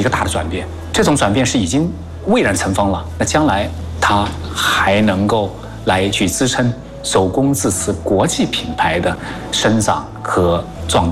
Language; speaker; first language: Chinese; native; Chinese